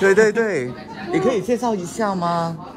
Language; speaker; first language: Chinese; non-native, local second language; Cantonese